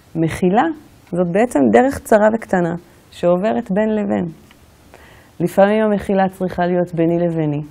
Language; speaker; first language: Hebrew; native; Hebrew